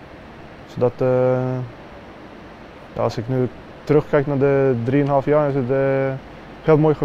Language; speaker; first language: Dutch; non-native, fluent; Swedish